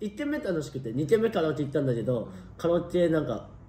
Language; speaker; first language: Japanese; native; Japanese